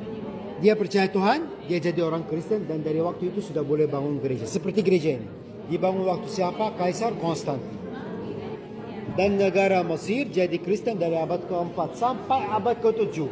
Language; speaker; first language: Indonesian; non-native, fluent; Arabic